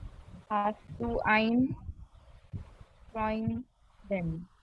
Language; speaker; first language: German; non-native, learner; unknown